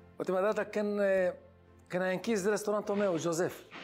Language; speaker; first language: Romanian; non-native, learner; Hebrew